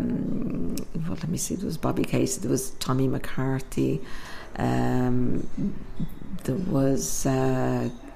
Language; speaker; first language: English; native; English